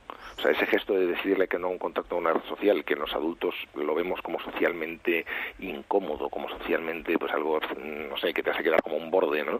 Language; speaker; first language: Spanish; native; Spanish